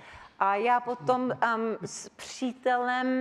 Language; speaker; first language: Czech; early bilingual, heritage; Czech